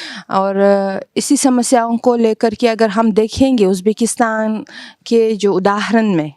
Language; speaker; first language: Hindi; non-native, fluent; Uzbek